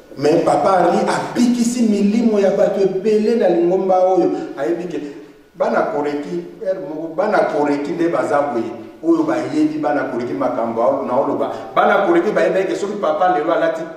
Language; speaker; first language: Lingala; non-native, local second language; Kongo